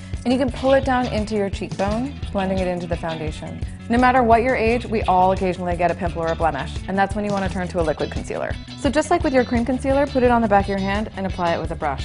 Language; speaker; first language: English; native; English